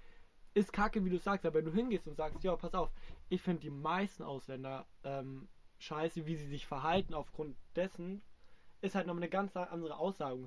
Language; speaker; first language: German; native; German